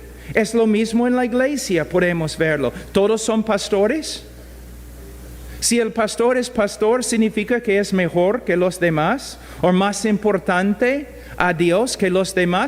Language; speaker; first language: Spanish; non-native, fluent; English